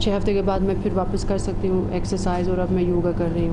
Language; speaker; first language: Hindi; non-native, fluent; English